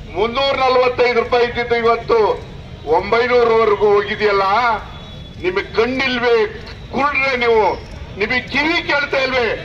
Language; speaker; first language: Kannada; native; Kannada